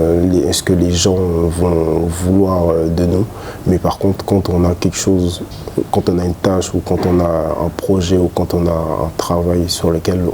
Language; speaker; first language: French; early bilingual, other home language; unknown